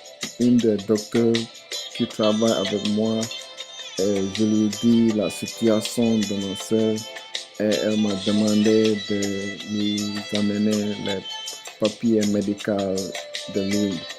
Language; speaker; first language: French; non-native, learner; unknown